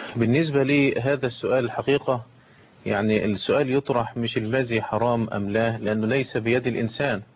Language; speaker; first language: Arabic; native; Arabic